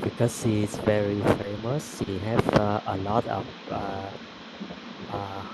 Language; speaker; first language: English; non-native, learner; Vietnamese